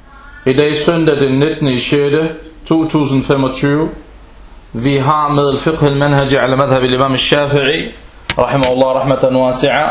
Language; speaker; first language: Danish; non-native, fluent; Arabic